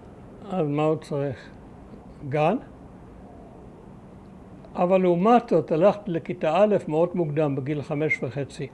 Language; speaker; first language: Hebrew; early bilingual, other home language; German